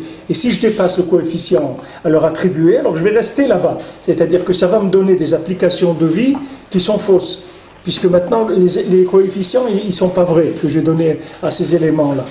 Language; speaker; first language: French; native; French